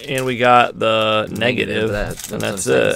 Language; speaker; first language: English; native; English